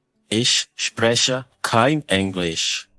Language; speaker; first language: German; non-native, fluent; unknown